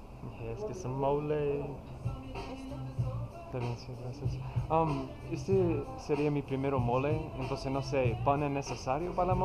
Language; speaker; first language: Spanish; non-native, learner; English